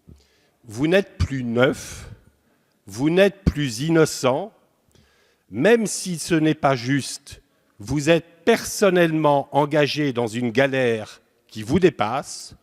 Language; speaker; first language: French; native; French